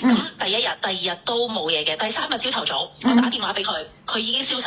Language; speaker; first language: Cantonese; native; Cantonese